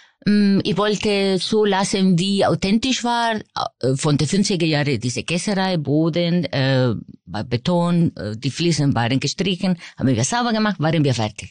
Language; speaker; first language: German; non-native, fluent; Spanish